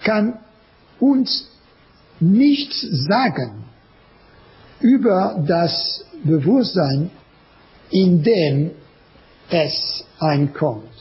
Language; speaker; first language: German; non-native, learner; French